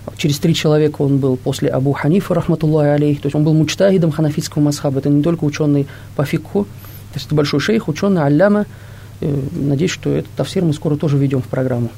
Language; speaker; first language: Russian; non-native, local second language; Tatar